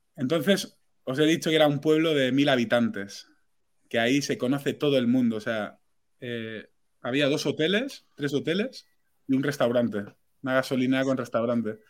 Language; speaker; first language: Spanish; non-native, local second language; Catalan